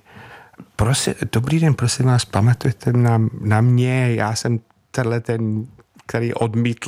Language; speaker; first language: Czech; non-native, fluent; English